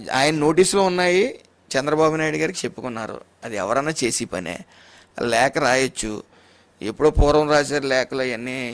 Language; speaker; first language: Telugu; native; Telugu